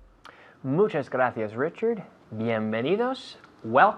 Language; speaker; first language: Spanish; non-native, fluent; English